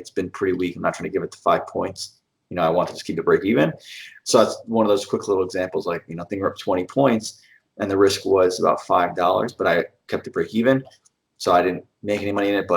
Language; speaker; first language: English; native; English